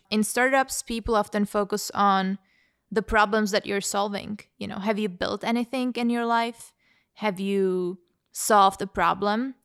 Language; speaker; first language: English; non-native, fluent; Czech